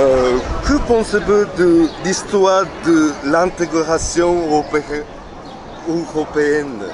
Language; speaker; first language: French; non-native, learner; Japanese